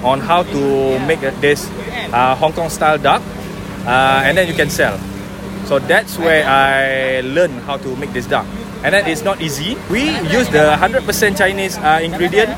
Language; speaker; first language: English; non-native, local second language; Malay